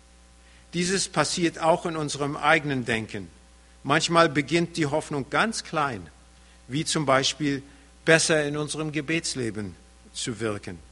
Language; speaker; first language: German; early bilingual, heritage; German